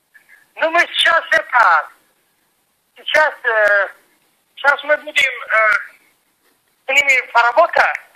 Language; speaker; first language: Russian; non-native, local second language; Tajik